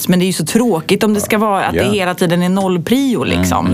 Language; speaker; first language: Swedish; native; Swedish